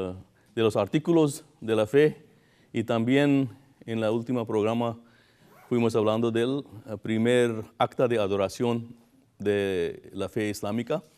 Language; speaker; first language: Spanish; non-native, fluent; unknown